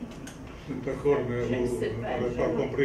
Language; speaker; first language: French; non-native, fluent; Albanian